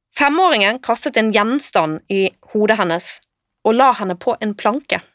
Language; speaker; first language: Norwegian; native; Norwegian